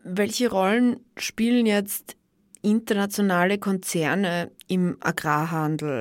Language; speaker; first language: German; native; German